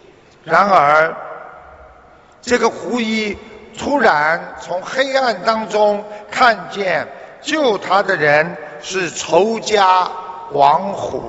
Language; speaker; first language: Chinese; native; Chinese